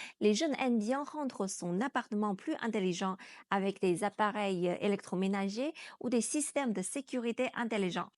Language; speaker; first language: French; non-native, fluent; Chinese